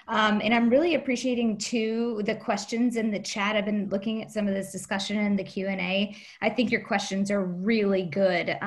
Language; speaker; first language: English; native; English